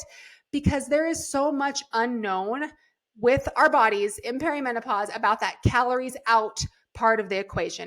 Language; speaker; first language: English; native; English